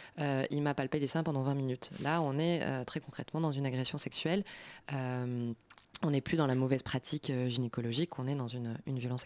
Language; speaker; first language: French; native; French